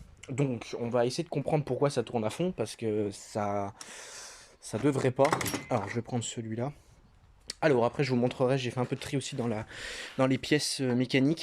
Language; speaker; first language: French; native; French